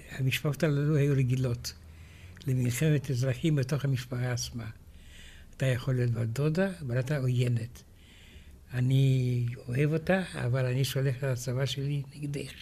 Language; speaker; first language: Hebrew; non-native, fluent; Romanian